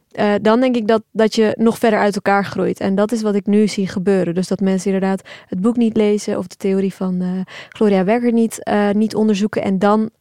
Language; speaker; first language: Dutch; early bilingual, other home language; Turkish